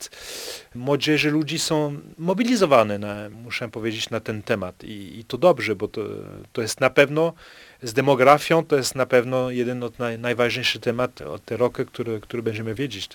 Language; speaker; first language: Polish; non-native, fluent; French